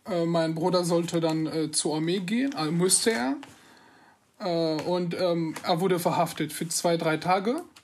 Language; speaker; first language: German; non-native, fluent; Arabic